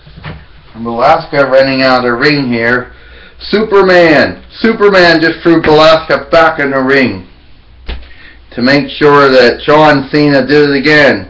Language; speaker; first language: English; native; English